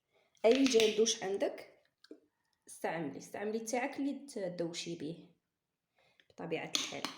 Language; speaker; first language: Arabic; native; Arabic